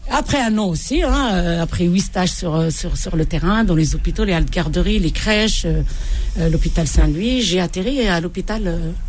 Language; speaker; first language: French; non-native, local second language; Arabic